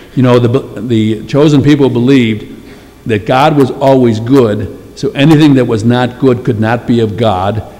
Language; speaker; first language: English; native; English